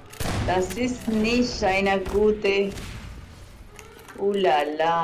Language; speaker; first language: German; non-native, learner; Spanish